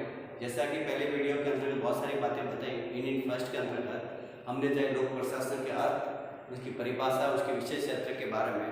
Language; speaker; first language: Hindi; native; Hindi